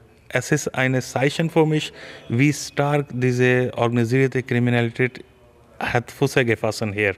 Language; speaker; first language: German; non-native, fluent; Urdu